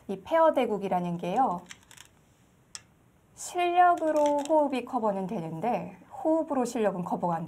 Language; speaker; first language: Korean; native; Korean